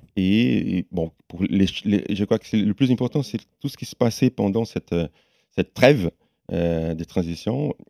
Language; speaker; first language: French; non-native, fluent; Portuguese